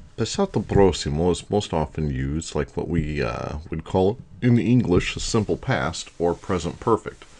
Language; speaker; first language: English; native; English